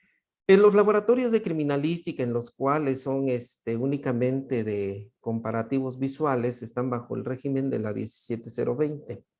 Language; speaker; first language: Spanish; native; Spanish